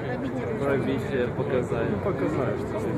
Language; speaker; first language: Russian; native; Russian